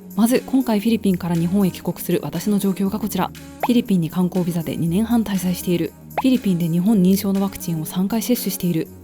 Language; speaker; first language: Japanese; native; Japanese